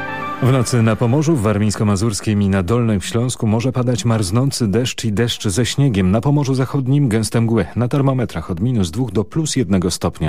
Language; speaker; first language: Polish; native; Polish